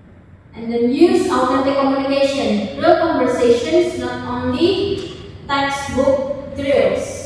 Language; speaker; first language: English; non-native, fluent; Indonesian